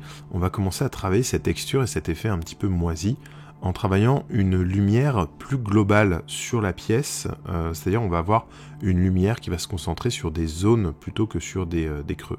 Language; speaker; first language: French; native; French